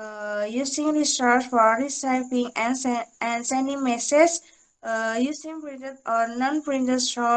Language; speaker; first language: English; non-native, learner; Indonesian